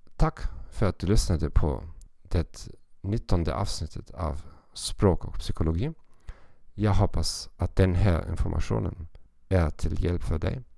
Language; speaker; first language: Swedish; non-native, learner; German